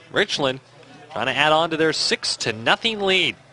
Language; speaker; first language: English; native; English